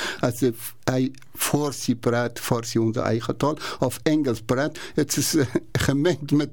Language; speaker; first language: Dutch; non-native, learner; Persian